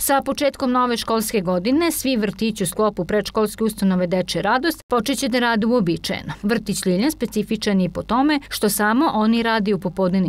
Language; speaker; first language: Serbian; native; Serbian